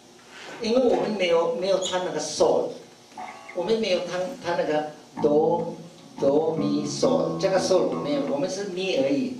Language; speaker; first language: Chinese; non-native, fluent; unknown